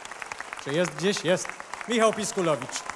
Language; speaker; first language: Polish; native; Polish